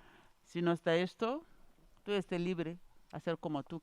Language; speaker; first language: Spanish; non-native, learner; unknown